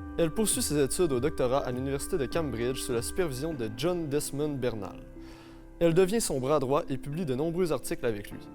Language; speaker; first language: French; native; French